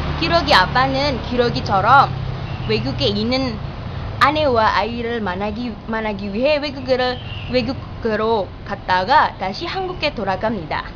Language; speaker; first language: Korean; non-native, learner; Indonesian